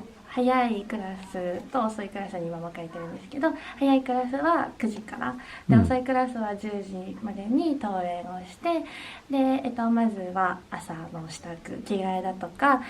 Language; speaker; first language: Japanese; native; Japanese